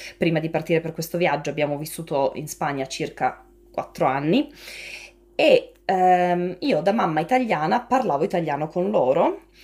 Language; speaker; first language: Italian; native; Italian